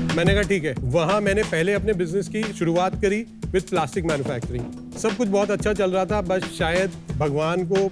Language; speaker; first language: Hindi; native; Hindi